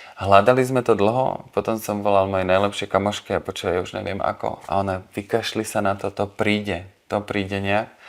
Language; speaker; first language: Slovak; native; Slovak